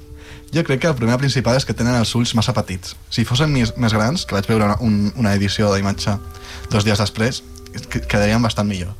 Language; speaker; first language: Catalan; native; Catalan